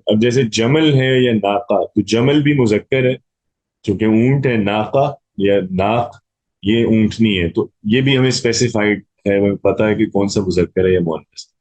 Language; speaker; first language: Urdu; non-native, local second language; Punjabi